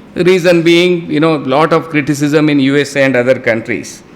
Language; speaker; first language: English; non-native, local second language; Telugu